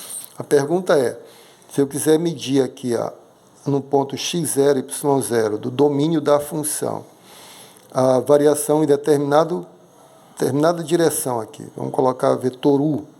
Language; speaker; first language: Portuguese; native; Portuguese